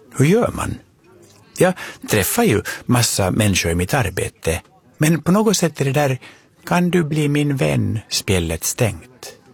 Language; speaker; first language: Swedish; native; Swedish